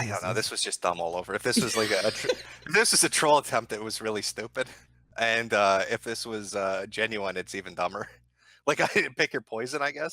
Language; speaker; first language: English; native; English